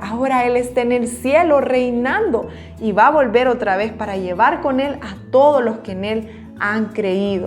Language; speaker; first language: Spanish; native; Spanish